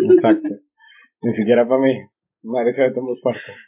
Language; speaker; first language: Spanish; native; Spanish